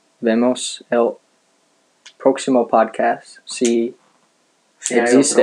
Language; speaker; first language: Spanish; non-native, learner; English